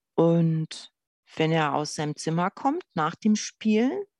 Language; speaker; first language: German; native; German